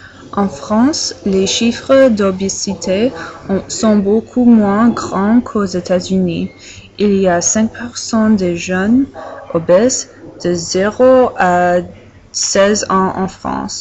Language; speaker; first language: French; non-native, learner; English